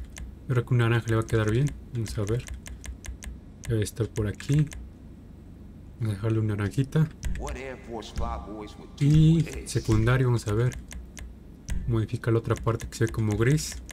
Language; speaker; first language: Spanish; native; Spanish